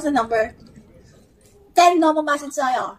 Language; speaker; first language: Korean; non-native, learner; Filipino